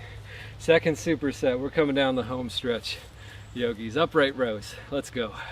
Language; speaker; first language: English; native; English